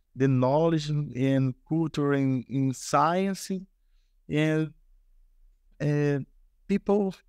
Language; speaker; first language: English; non-native, learner; Portuguese